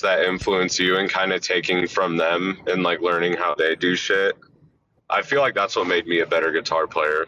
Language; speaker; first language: English; native; English